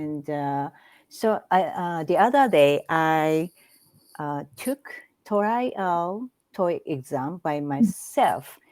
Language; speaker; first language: English; non-native, learner; Japanese